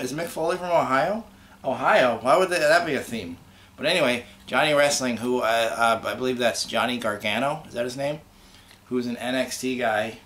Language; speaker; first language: English; native; English